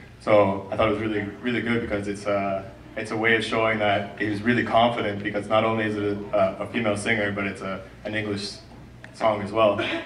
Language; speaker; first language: English; native; English